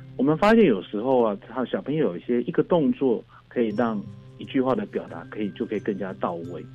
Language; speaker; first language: Chinese; native; Chinese